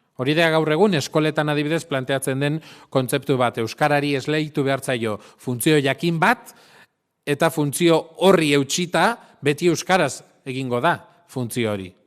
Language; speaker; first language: Basque; non-native, local second language; Spanish